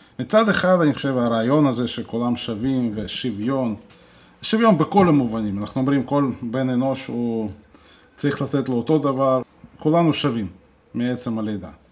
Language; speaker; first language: Hebrew; non-native, fluent; Russian